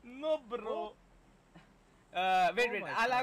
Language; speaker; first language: English; non-native, local second language; Hindi